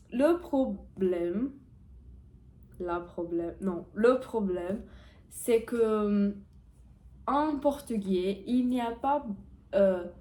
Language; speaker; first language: French; non-native, learner; Portuguese